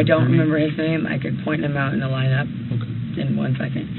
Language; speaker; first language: English; native; English